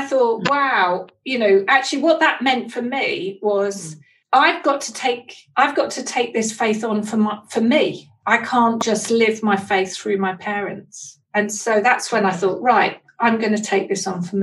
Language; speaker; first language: English; native; English